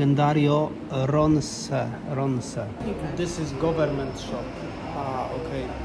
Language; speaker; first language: English; non-native, learner; Polish